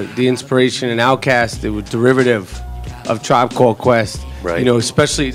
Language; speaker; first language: English; native; English